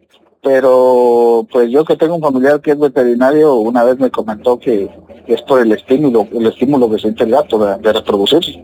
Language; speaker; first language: Spanish; native; Spanish